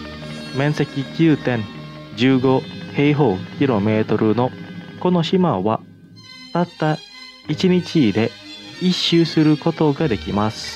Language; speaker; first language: Japanese; non-native, fluent; Indonesian